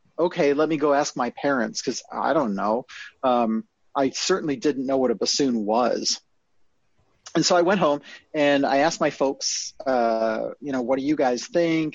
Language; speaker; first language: English; native; English